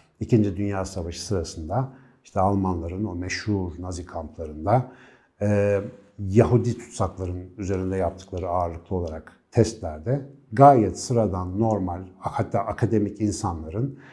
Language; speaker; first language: Turkish; native; Turkish